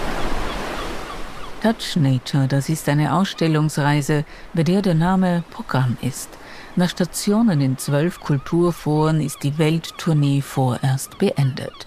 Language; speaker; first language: German; native; German